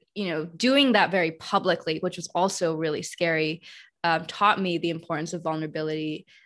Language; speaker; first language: English; native; English